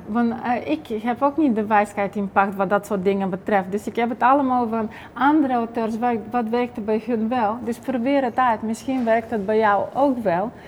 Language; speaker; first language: Dutch; non-native, fluent; Bulgarian